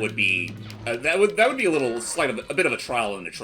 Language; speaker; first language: English; native; English